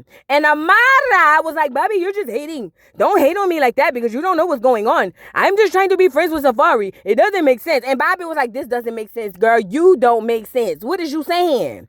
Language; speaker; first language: English; native; English